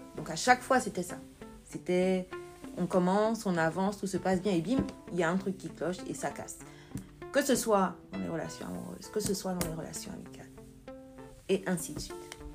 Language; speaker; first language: French; native; French